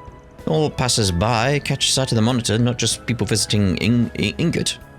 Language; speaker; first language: English; native; English